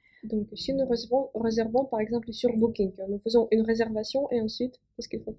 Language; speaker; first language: French; non-native, fluent; Russian